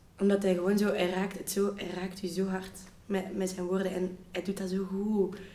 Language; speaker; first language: Dutch; native; Dutch